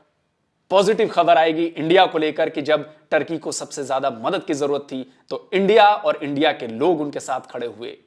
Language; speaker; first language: Hindi; native; Hindi